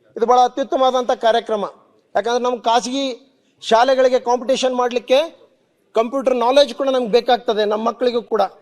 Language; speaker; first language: Kannada; native; Kannada